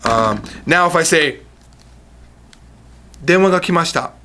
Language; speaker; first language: Japanese; non-native, fluent; English